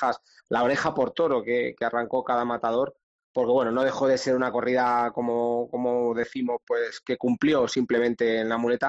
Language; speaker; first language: Spanish; native; Spanish